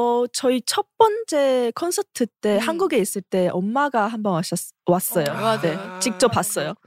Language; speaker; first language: Korean; non-native, fluent; Chinese